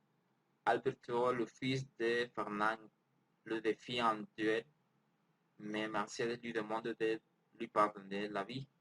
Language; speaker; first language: French; non-native, learner; Spanish